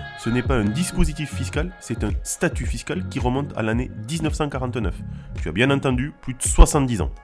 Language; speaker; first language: French; native; French